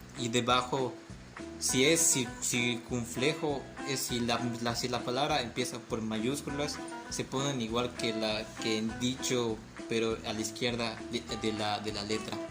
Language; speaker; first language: Spanish; native; Spanish